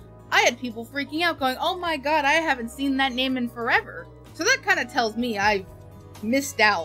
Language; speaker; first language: English; native; English